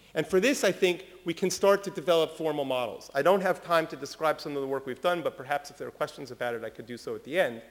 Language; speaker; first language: English; early bilingual, other home language; French